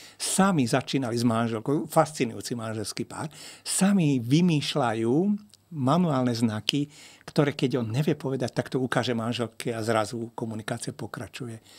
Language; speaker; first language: Slovak; non-native, local second language; Hungarian